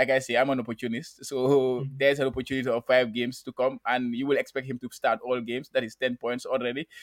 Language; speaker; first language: English; non-native, local second language; Wolof